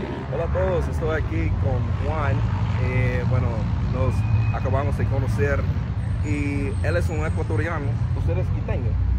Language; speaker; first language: Spanish; non-native, fluent; English